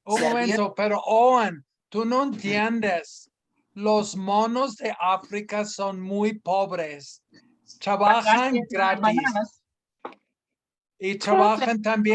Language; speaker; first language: Spanish; non-native, fluent; English